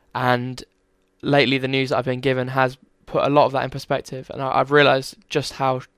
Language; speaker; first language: English; native; English